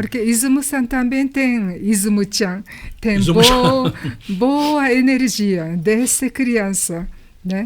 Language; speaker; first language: Portuguese; non-native, learner; Japanese